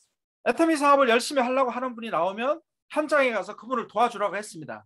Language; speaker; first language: Korean; native; Korean